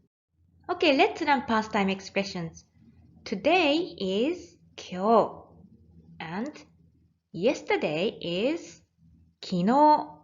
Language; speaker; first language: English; non-native, fluent; Japanese